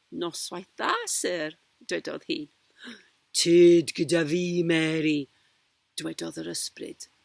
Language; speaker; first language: Welsh; non-native, local second language; English